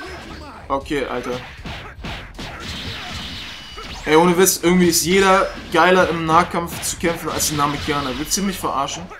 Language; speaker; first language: German; native; German